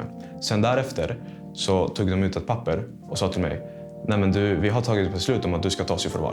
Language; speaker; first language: Swedish; non-native, fluent; Spanish